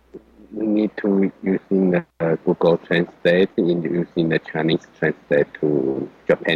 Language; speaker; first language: English; non-native, learner; Chinese